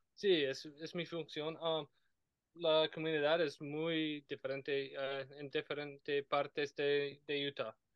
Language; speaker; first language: Spanish; non-native, learner; English